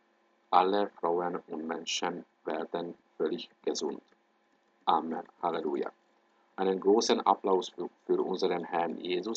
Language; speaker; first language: German; non-native, fluent; Hungarian